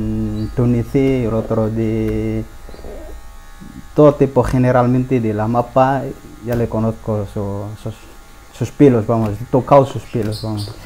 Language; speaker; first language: Spanish; non-native, learner; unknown